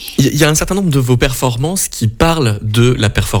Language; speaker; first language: French; native; French